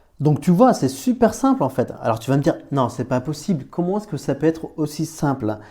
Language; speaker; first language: French; native; French